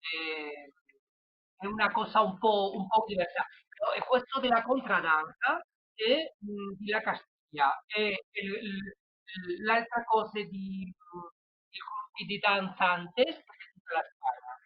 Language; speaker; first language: Italian; non-native, learner; Spanish